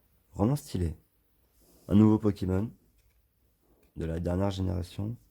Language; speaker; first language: French; native; French